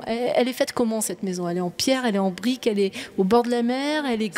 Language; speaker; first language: French; native; French